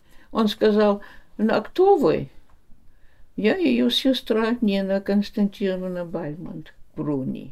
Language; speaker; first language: Russian; early bilingual, heritage; Russian